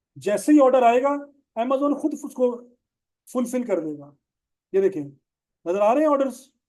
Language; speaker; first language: Urdu; non-native, local second language; Punjabi